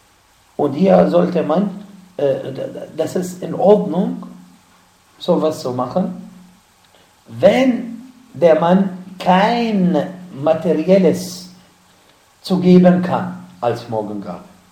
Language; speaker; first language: German; non-native, fluent; Arabic